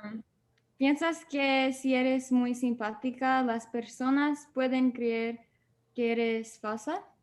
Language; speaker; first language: Spanish; non-native, learner; English